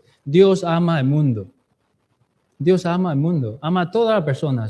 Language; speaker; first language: Spanish; non-native, fluent; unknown